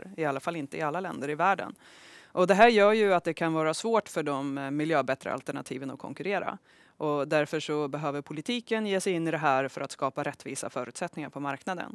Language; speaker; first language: Swedish; native; Swedish